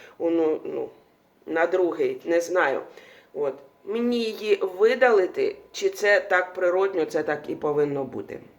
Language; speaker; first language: Ukrainian; non-native, local second language; Russian